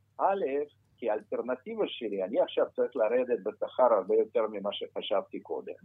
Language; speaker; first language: Hebrew; non-native, fluent; Russian